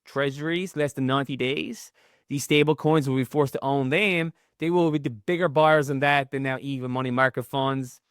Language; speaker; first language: English; native; English